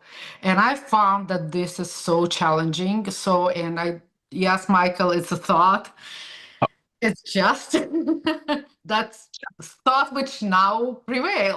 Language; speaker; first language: English; non-native, fluent; Russian